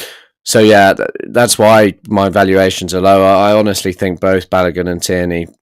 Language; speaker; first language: English; native; English